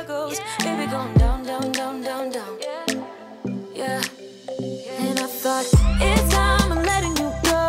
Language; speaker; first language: English; native; English